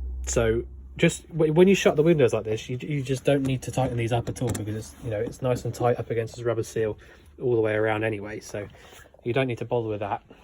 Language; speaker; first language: English; native; English